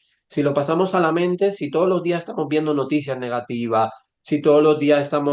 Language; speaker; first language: Spanish; native; Spanish